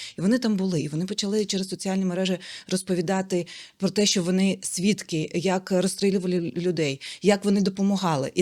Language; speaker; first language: Ukrainian; non-native, local second language; Russian